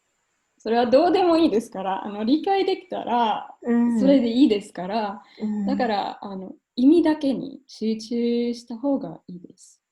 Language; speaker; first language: Japanese; non-native, fluent; German